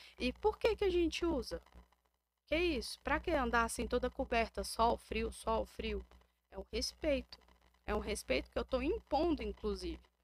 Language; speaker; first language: Portuguese; native; Portuguese